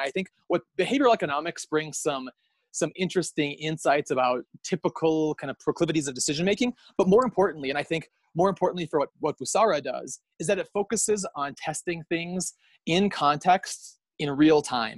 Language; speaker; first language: English; native; English